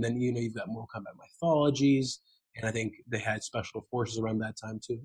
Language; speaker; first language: English; native; English